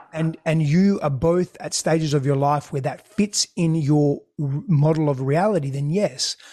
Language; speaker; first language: English; non-native, local second language; Greek